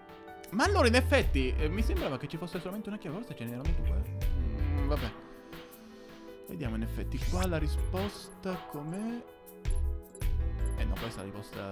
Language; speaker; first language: Italian; native; Italian